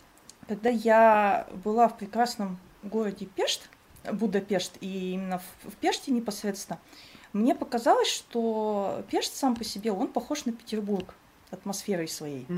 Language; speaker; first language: Russian; native; Russian